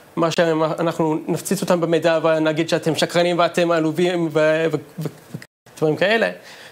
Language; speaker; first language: Hebrew; non-native, fluent; English